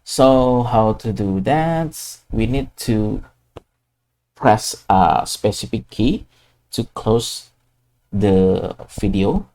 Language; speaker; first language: English; non-native, fluent; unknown